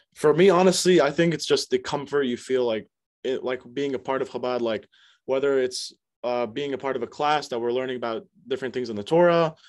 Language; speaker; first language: English; native; English